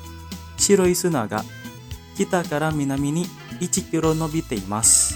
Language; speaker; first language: Japanese; non-native, fluent; Indonesian